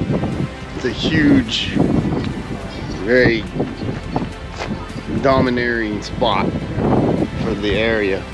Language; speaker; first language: English; native; English